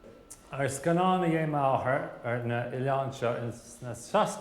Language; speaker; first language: Irish; non-native, local second language; English